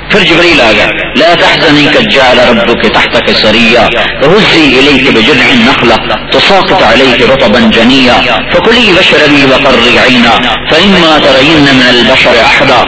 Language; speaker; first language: Urdu; non-native, local second language; Punjabi